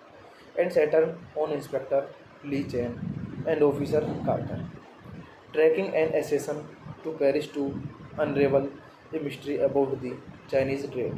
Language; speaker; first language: English; non-native, learner; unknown